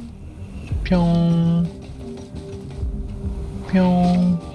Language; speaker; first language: Japanese; native; Japanese